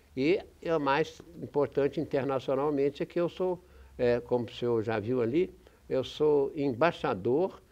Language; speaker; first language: Portuguese; native; Portuguese